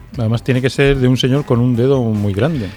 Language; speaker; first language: Spanish; native; Spanish